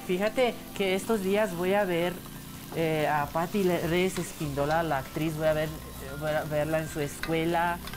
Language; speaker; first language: Spanish; non-native, fluent; Romanian